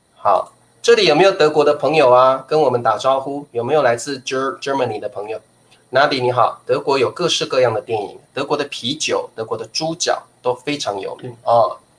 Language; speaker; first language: Chinese; native; Chinese